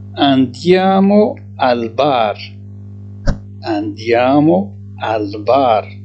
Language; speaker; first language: Italian; non-native, fluent; Arabic